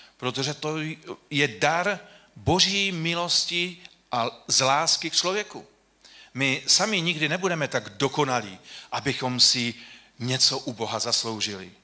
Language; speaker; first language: Czech; non-native, local second language; Polish